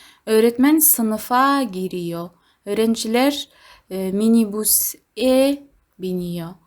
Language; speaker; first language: Turkish; non-native, fluent; Kazakh